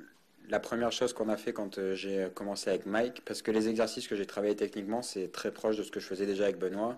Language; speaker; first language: French; native; French